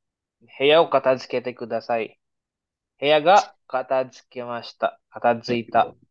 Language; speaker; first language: Japanese; non-native, fluent; Filipino